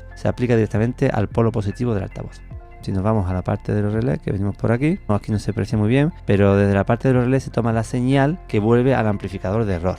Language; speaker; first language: Spanish; native; Spanish